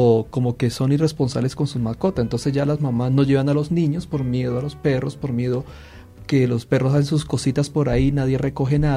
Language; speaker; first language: Spanish; native; Spanish